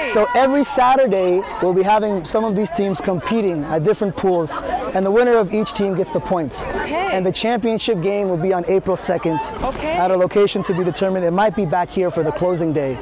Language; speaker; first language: English; native; English